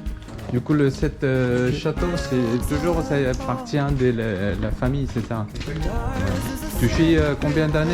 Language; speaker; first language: French; non-native, learner; Korean